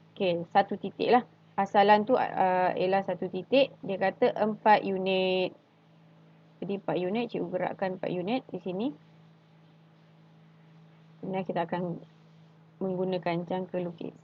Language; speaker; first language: Malay; native; Malay